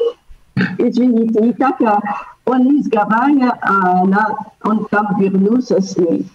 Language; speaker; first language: Russian; early bilingual, heritage; Russian